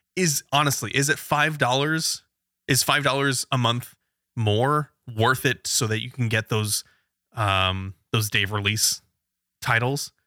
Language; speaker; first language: English; native; English